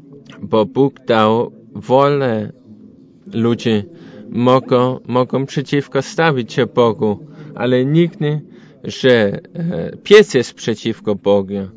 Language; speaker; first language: Polish; non-native, learner; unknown